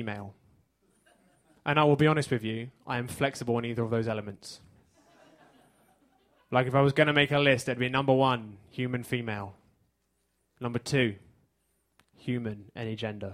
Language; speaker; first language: English; native; English